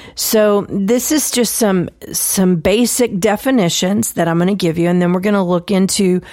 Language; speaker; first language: English; native; English